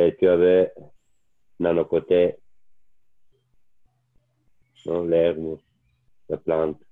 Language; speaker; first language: French; non-native, learner; Italian